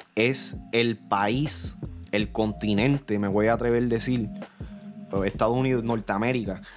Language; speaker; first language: Spanish; early bilingual, heritage; Spanish